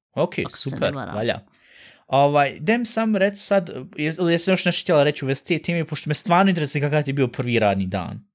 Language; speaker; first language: Bosnian; early bilingual, heritage; Bosnian